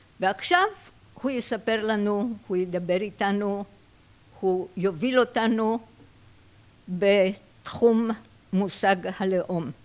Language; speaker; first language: Hebrew; native; Hebrew